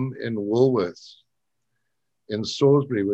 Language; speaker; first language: English; native; English